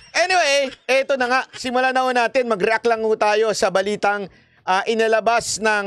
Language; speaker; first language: Filipino; native; Filipino